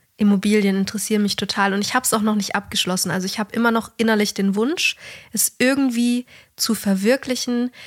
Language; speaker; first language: German; native; German